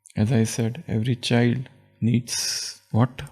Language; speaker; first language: English; non-native, local second language; Hindi